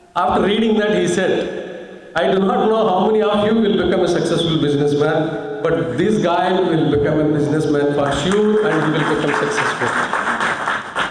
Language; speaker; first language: English; non-native, local second language; Tamil